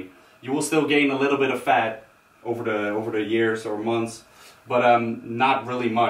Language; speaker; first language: English; non-native, fluent; Dutch